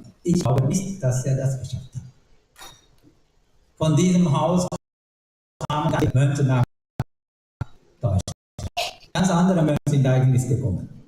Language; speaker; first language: German; non-native, learner; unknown